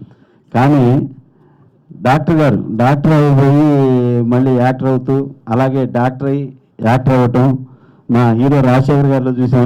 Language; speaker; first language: Telugu; native; Telugu